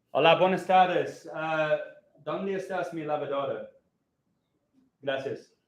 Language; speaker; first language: Spanish; non-native, learner; English